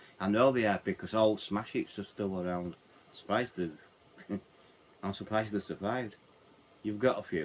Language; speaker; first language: English; native; English